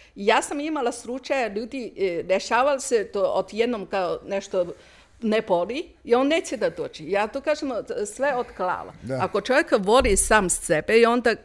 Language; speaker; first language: Serbian; non-native, learner; Chinese